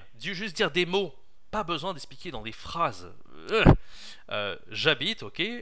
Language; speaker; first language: French; native; French